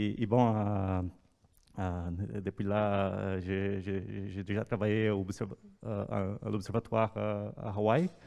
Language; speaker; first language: French; non-native, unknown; Portuguese